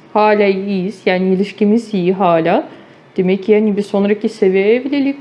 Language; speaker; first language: Turkish; non-native, fluent; Ukrainian